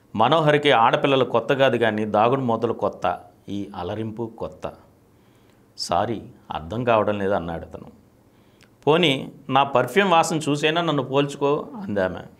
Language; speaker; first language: Telugu; native; Telugu